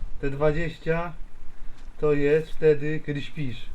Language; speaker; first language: Polish; native; Polish